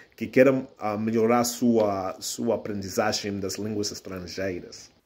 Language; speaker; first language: Portuguese; non-native, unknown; English